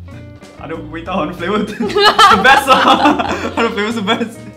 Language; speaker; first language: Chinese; non-native, local second language; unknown